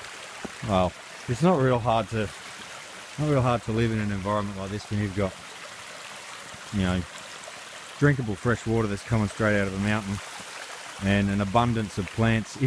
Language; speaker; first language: English; native; English